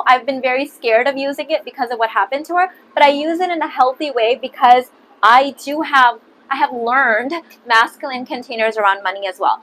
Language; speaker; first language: English; early bilingual, other home language; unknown